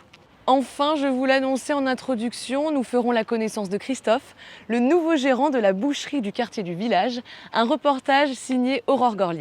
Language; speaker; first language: French; native; French